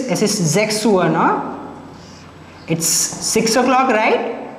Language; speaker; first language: German; non-native, fluent; Marathi